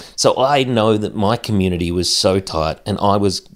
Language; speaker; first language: English; native; English